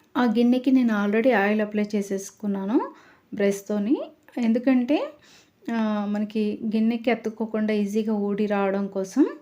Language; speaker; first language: Telugu; non-native, local second language; Lambadi